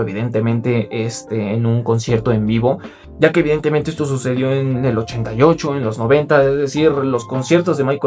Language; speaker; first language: Spanish; native; Spanish